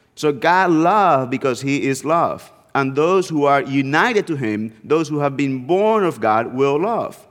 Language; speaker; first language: English; non-native, fluent; Spanish